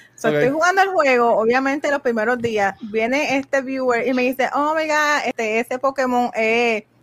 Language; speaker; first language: Spanish; native; Spanish